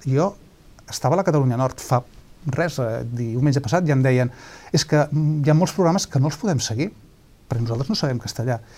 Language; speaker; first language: Catalan; native; Catalan